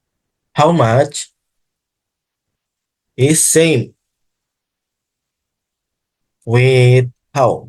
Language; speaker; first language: English; non-native, learner; Indonesian